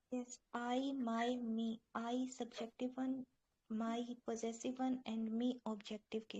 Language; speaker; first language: English; non-native, learner; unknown